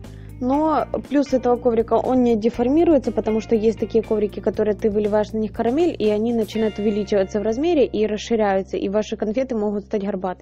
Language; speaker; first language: Russian; native; Russian